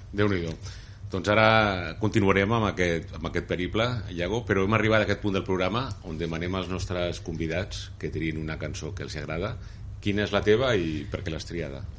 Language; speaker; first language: Catalan; native; Catalan